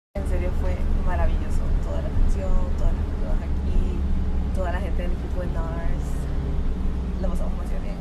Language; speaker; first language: Spanish; native; Spanish